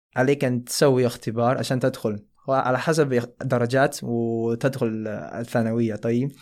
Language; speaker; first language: Arabic; non-native, fluent; Chinese